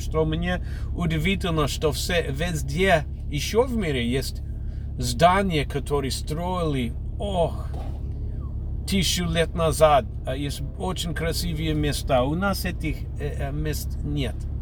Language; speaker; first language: Russian; non-native, fluent; English